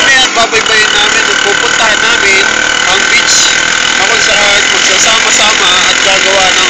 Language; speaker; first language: Filipino; native; Filipino